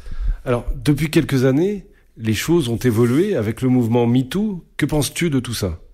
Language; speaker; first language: French; native; French